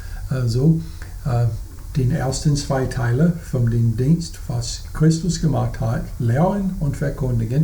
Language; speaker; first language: German; non-native, fluent; English